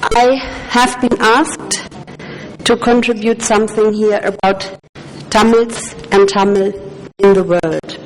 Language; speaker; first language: English; non-native, fluent; German